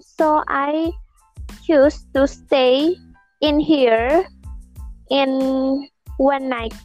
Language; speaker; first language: English; non-native, learner; Indonesian